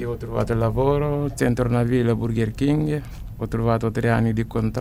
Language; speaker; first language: Italian; non-native, learner; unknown